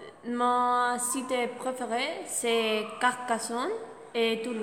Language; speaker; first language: French; non-native, learner; Spanish